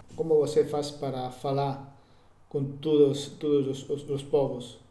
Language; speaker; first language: Portuguese; non-native, learner; Spanish